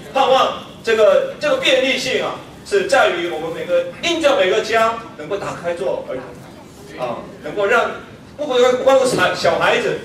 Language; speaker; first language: Chinese; non-native, fluent; Korean